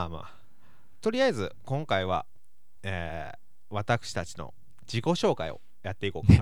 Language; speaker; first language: Japanese; native; Japanese